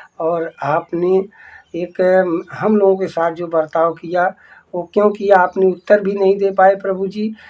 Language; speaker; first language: Hindi; native; Hindi